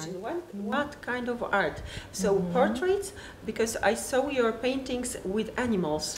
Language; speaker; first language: English; non-native, learner; Polish